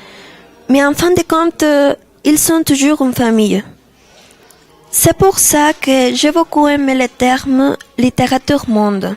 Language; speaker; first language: French; non-native, learner; Spanish